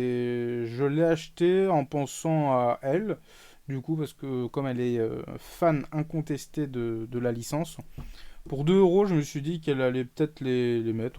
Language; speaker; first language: French; native; French